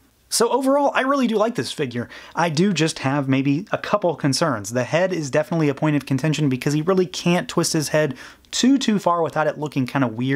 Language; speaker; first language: English; native; English